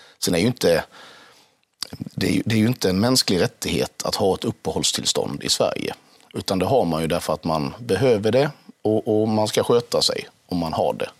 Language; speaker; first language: Swedish; native; Swedish